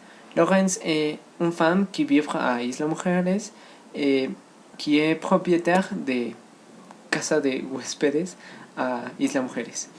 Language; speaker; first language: French; non-native, learner; Spanish